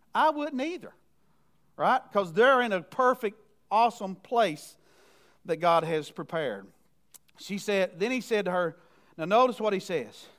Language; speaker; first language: English; native; English